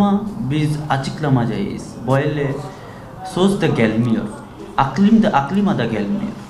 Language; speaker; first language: Turkish; non-native, learner; Bangla